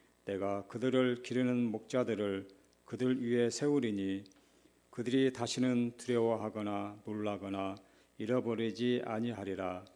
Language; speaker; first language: Korean; native; Korean